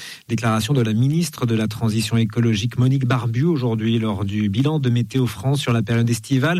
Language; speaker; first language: French; native; French